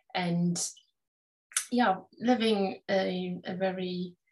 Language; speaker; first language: English; native; English